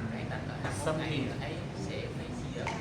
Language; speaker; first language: Vietnamese; native; Vietnamese